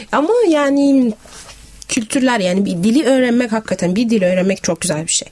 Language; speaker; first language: Turkish; non-native, fluent; Arabic